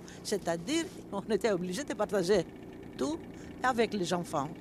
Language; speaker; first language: French; non-native, fluent; Greek